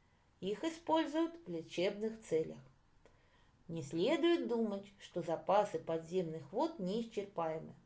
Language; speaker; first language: Russian; native; Russian